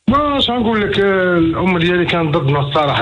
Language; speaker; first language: Arabic; native; Arabic